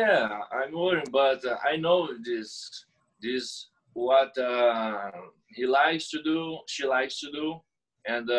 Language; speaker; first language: English; non-native, learner; Portuguese